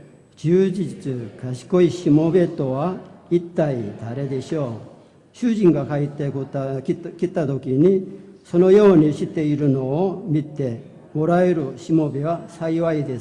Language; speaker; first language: Japanese; non-native, fluent; Korean